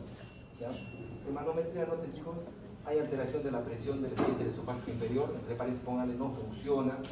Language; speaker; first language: Spanish; native; Spanish